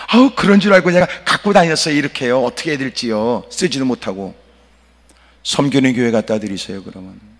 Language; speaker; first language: Korean; native; Korean